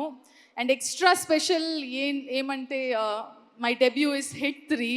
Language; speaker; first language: Telugu; non-native, learner; Kannada